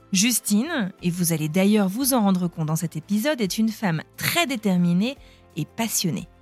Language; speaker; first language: French; native; French